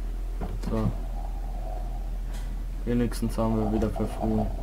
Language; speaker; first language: German; native; German